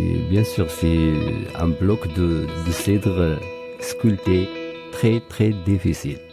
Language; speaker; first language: French; non-native, local second language; Arabic